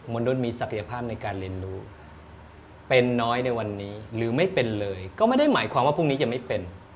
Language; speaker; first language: Thai; native; Thai